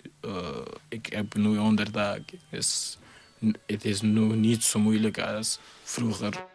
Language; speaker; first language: Dutch; non-native, learner; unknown